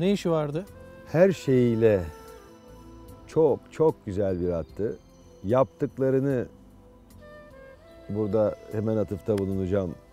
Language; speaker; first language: Turkish; native; Turkish